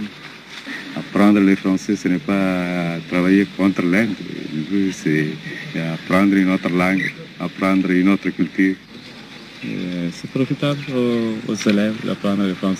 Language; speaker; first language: French; non-native, local second language; Telugu